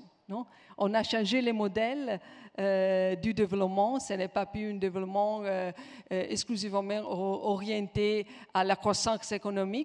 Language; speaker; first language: French; non-native, fluent; Italian